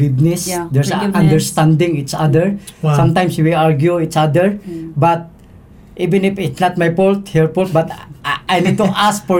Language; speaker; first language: English; non-native, local second language; Cebuano